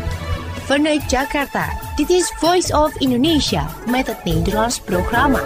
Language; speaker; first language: Dutch; non-native, fluent; Indonesian